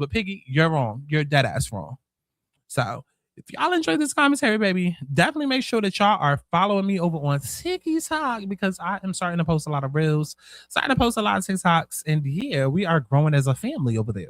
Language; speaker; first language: English; native; English